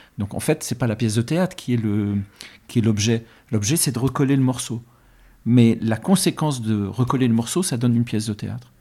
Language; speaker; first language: French; early bilingual, other home language; Arabic